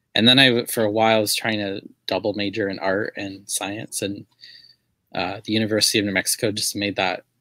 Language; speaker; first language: English; native; English